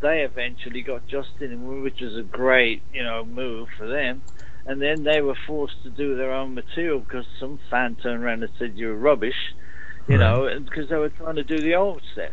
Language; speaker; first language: English; native; English